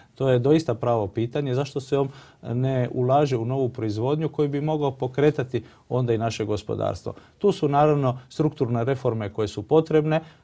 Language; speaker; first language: Croatian; early bilingual, heritage; Croatian